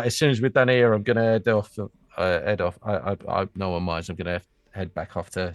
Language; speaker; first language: English; native; English